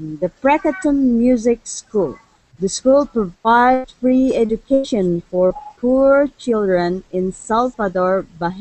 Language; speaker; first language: English; non-native, learner; Indonesian